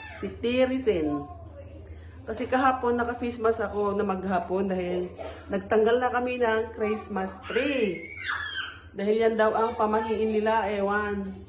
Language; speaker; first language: Filipino; non-native, local second language; Iloko